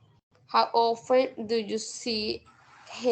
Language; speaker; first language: English; non-native, fluent; Spanish